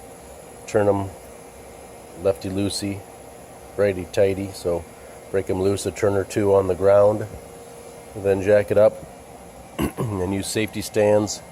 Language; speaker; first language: English; native; English